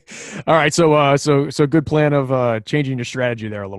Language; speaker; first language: English; native; English